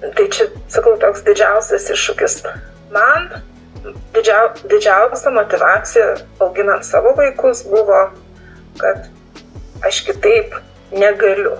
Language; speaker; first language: Lithuanian; native; Lithuanian